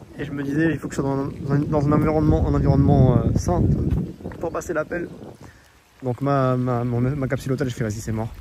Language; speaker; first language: French; native; French